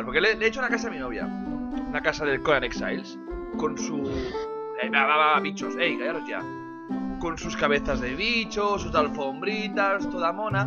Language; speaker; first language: Spanish; native; Spanish